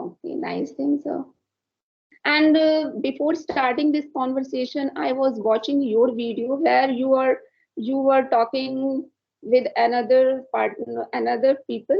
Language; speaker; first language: English; non-native, learner; Hindi